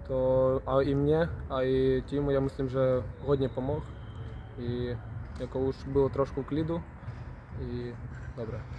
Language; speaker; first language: Czech; non-native, learner; Ukrainian